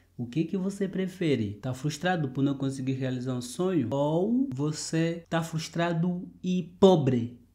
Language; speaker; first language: Portuguese; native; Portuguese